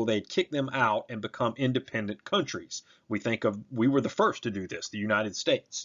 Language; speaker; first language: English; native; English